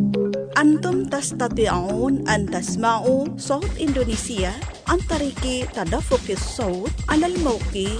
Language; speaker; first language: Arabic; non-native, fluent; Indonesian